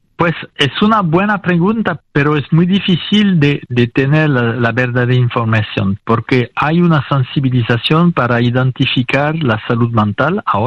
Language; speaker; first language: Spanish; non-native, fluent; French